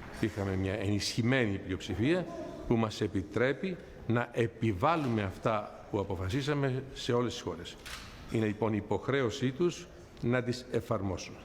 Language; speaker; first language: Greek; native; Greek